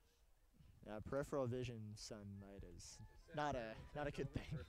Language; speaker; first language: English; native; English